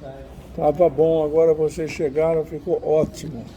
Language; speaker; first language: Portuguese; native; Portuguese